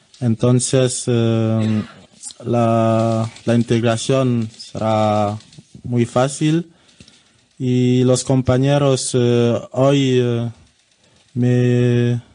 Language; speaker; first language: Spanish; non-native, learner; French